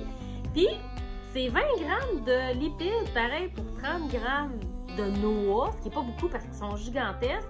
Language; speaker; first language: French; native; French